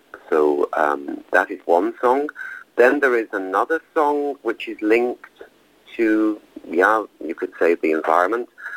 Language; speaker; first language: English; native; English